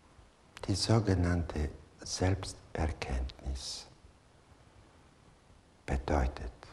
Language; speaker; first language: German; non-native, fluent; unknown